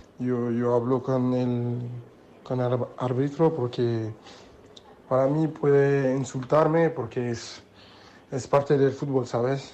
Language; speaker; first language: Spanish; non-native, learner; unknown